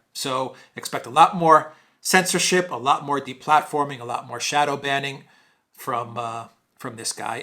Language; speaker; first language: English; native; English